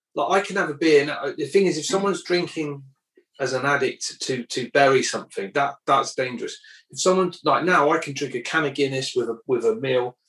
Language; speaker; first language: English; native; English